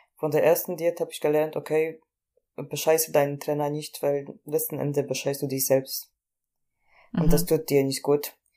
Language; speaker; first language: German; non-native, fluent; Polish